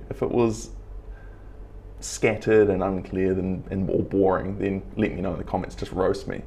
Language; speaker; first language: English; native; English